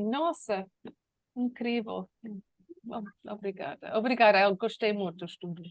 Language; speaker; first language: Portuguese; non-native, learner; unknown